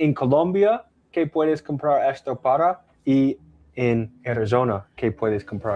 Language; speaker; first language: Spanish; non-native, learner; English